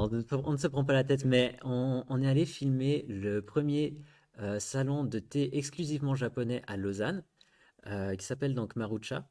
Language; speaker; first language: French; native; French